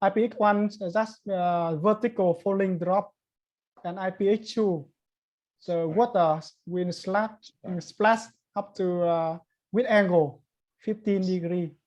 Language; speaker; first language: English; non-native, learner; Vietnamese